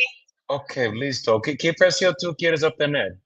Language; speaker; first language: Spanish; non-native, learner; English